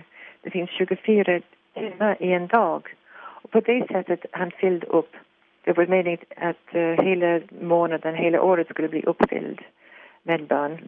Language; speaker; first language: Swedish; non-native, fluent; English